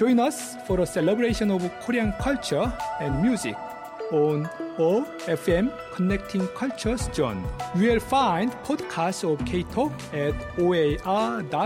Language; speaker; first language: English; non-native, fluent; Korean